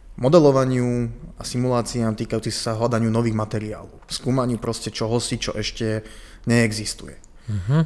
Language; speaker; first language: Slovak; native; Slovak